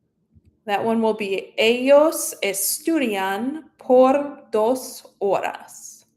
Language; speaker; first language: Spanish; non-native, fluent; English